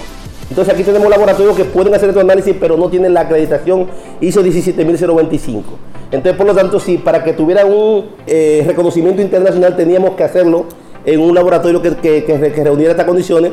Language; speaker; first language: Spanish; native; Spanish